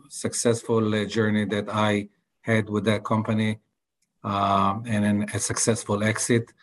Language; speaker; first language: English; non-native, fluent; Hebrew